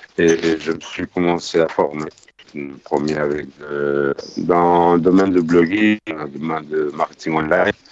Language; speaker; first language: French; non-native, fluent; Spanish